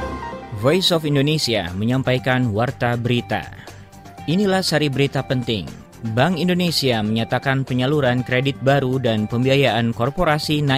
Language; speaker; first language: Indonesian; native; Indonesian